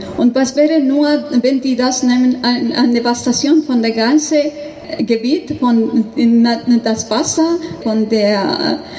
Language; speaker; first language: German; non-native, learner; Spanish